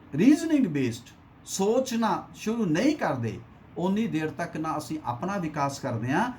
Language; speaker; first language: Hindi; non-native, local second language; Punjabi